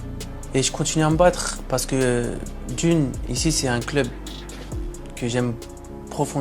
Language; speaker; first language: French; native; French